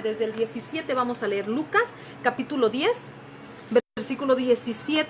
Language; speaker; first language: Spanish; native; Spanish